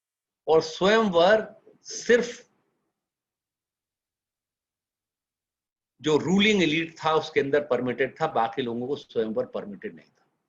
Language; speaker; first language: Hindi; native; Hindi